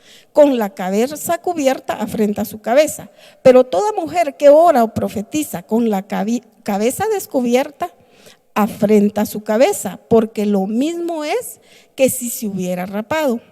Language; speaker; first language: Spanish; native; Spanish